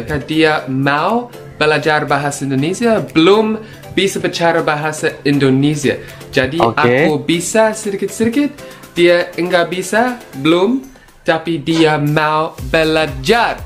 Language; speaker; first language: Indonesian; non-native, learner; English